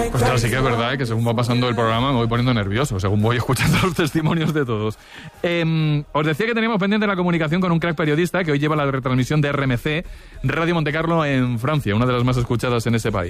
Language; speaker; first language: Spanish; native; Spanish